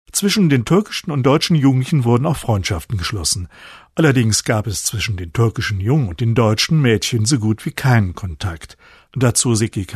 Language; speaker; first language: German; native; German